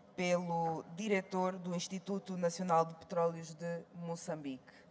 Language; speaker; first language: Portuguese; native; Portuguese